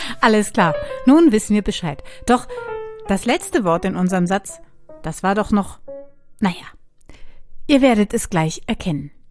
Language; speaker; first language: German; native; German